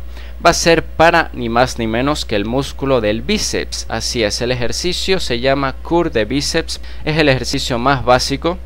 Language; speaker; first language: Spanish; native; Spanish